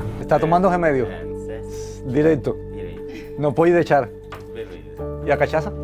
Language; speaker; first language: Portuguese; non-native, fluent; Spanish